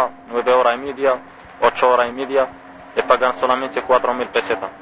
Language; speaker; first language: Spanish; non-native, learner; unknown